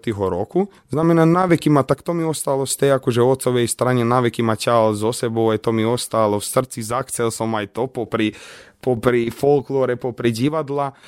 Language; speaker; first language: Slovak; native; Slovak